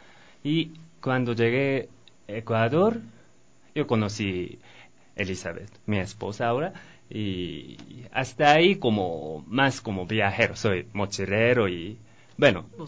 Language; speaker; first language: Spanish; non-native, learner; Japanese